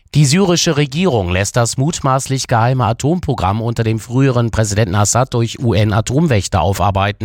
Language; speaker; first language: German; native; German